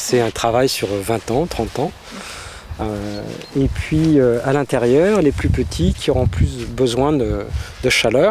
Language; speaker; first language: French; native; French